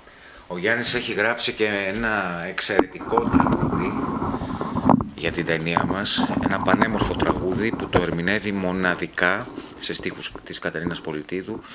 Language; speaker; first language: Greek; native; Greek